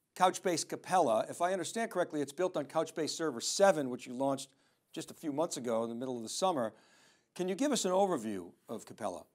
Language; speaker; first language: English; native; English